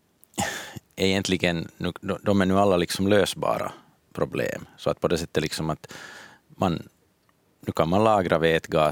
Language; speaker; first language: Swedish; native; Swedish